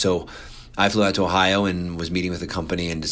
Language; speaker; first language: English; native; English